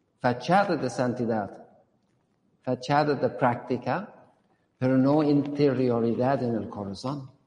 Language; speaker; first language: Spanish; non-native, fluent; English